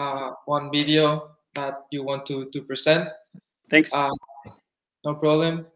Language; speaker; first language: English; non-native, fluent; Spanish